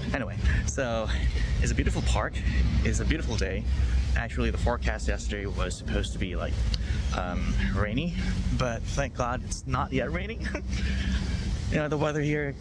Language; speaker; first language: English; non-native, local second language; Cebuano